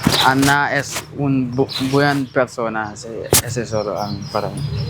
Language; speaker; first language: Spanish; non-native, learner; Fula